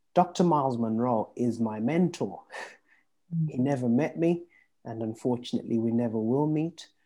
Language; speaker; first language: English; early bilingual, other home language; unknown